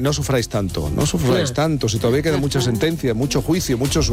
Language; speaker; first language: Spanish; native; Spanish